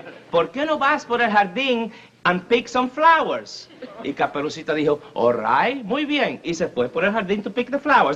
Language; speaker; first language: Spanish; native; Spanish